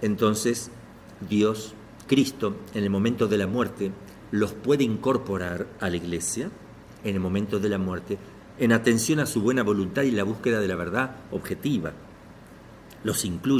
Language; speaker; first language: Spanish; native; Spanish